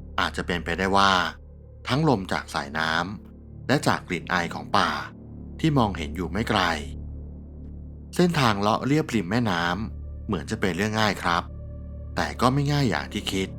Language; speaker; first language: Thai; native; Thai